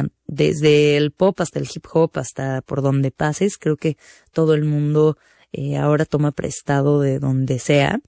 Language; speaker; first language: Spanish; native; Spanish